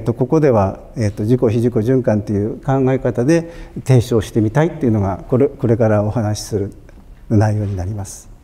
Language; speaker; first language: Japanese; native; Japanese